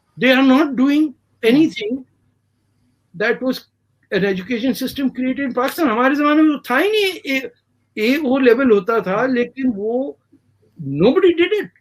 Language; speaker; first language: Urdu; native; Urdu